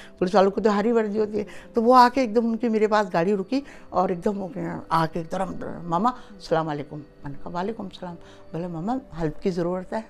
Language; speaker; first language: Urdu; early bilingual, heritage; Urdu